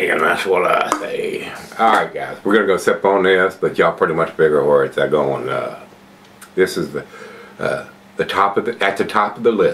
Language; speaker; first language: English; native; English